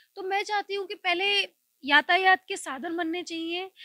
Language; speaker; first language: Hindi; native; Hindi